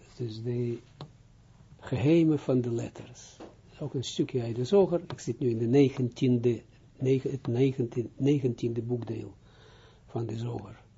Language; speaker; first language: Dutch; non-native, fluent; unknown